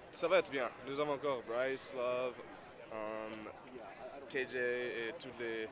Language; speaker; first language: French; non-native, learner; English